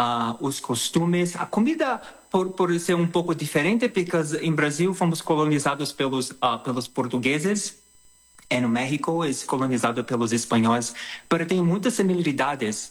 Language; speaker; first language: Portuguese; non-native, learner; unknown